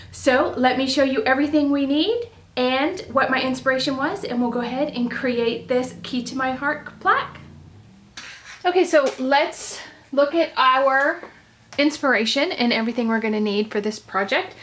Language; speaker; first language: English; native; English